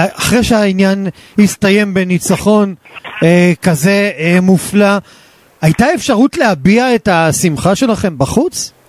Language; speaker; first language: Hebrew; native; Hebrew